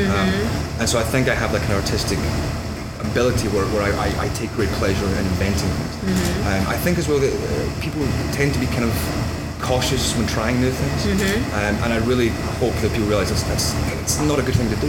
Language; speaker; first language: English; native; English